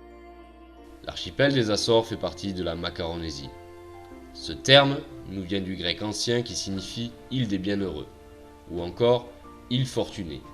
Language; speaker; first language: French; native; French